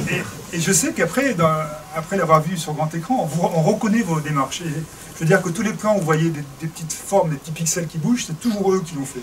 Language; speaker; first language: French; native; French